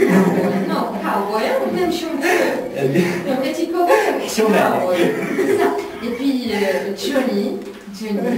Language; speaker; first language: French; non-native, local second language; Arabic